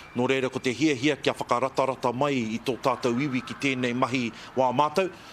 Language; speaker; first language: Māori; native; Māori